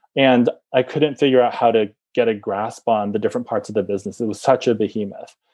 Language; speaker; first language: English; native; English